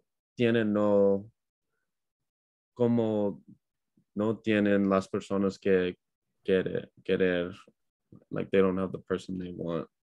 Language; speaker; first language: Spanish; non-native, learner; English